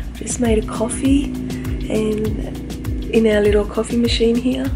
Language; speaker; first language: English; native; English